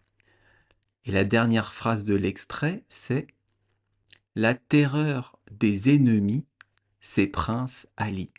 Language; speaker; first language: French; native; French